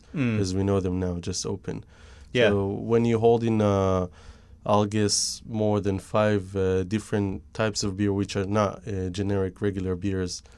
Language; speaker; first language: English; non-native, fluent; Hebrew